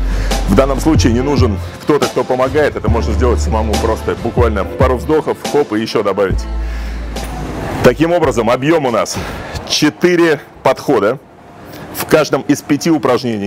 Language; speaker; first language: Russian; native; Russian